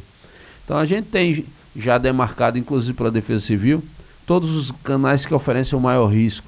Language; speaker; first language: Portuguese; native; Portuguese